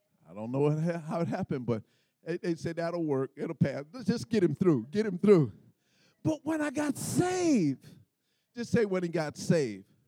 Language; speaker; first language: English; native; English